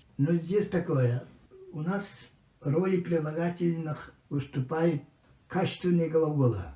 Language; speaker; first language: Russian; non-native, local second language; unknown